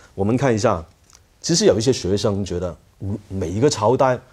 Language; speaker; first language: Chinese; non-native, fluent; Cantonese